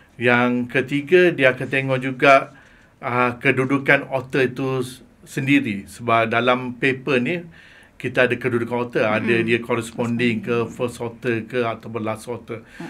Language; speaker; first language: Malay; non-native, local second language; Tamil